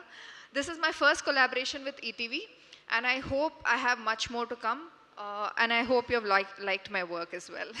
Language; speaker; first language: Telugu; non-native, local second language; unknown